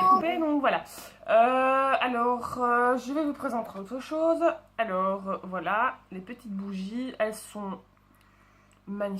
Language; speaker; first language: French; native; French